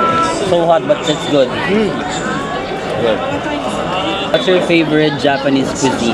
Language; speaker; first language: English; non-native, local second language; Filipino